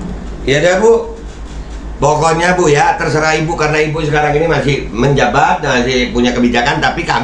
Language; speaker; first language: Indonesian; native; Indonesian